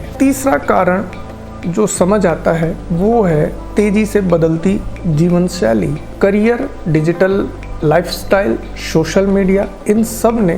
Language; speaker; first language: Hindi; native; Hindi